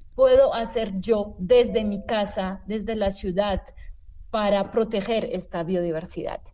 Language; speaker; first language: Spanish; non-native, fluent; French